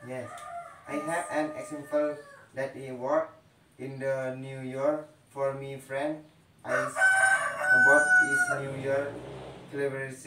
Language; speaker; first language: English; non-native, learner; Indonesian